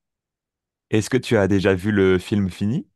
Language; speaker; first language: French; native; French